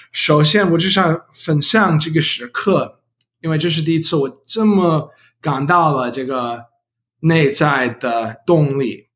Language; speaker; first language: Chinese; non-native, learner; English